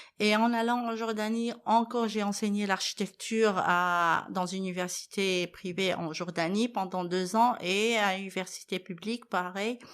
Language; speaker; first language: French; non-native, fluent; Arabic